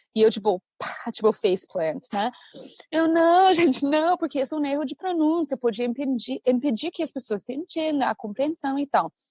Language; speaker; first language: Portuguese; non-native, fluent; English